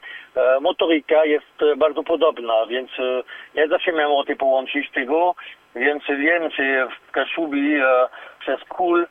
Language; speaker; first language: Polish; non-native, learner; French